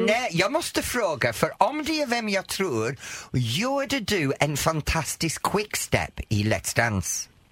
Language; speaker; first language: Swedish; non-native, fluent; English